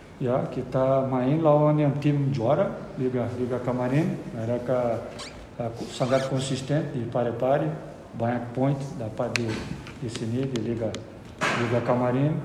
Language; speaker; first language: Indonesian; non-native, learner; Portuguese